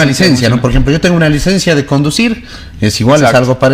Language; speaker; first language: Spanish; native; Spanish